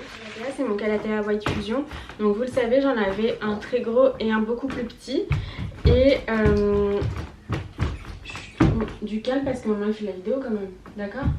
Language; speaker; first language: French; native; French